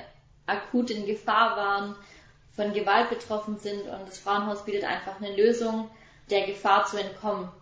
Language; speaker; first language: German; native; German